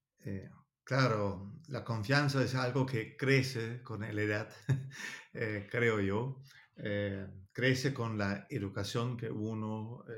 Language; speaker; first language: Spanish; non-native, learner; Danish